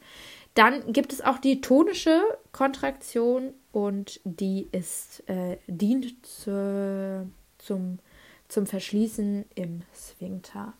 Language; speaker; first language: German; native; German